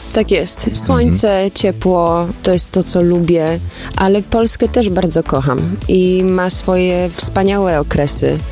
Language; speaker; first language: Polish; early bilingual, other home language; German